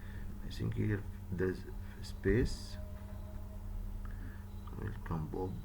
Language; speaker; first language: English; non-native, fluent; Arabic